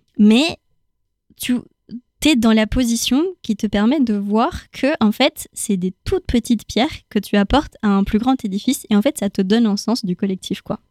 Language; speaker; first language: French; non-native, fluent; Spanish